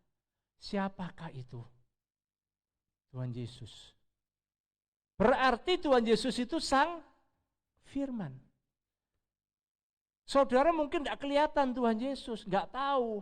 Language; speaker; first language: Indonesian; native; Indonesian